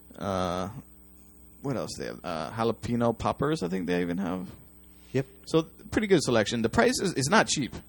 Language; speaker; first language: English; native; English